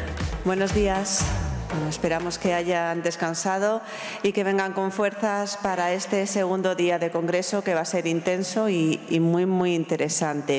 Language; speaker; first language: Spanish; native; Spanish